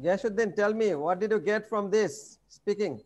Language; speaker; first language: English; non-native, fluent; Bangla